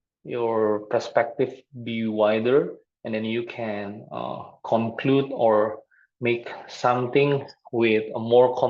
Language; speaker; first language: English; non-native, fluent; Indonesian